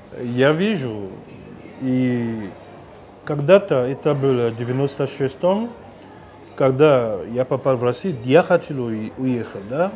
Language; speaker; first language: Russian; non-native, fluent; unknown